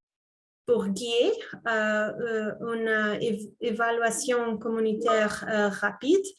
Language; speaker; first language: French; non-native, fluent; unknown